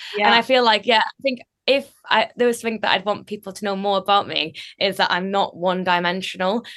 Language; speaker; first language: English; native; English